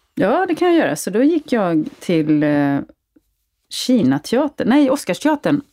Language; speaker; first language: Swedish; native; Swedish